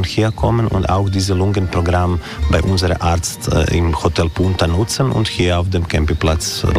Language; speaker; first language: German; non-native, learner; Croatian